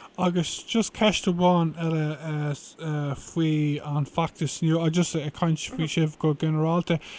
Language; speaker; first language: Irish; non-native, local second language; English